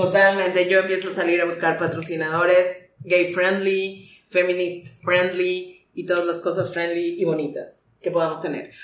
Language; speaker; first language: Spanish; native; Spanish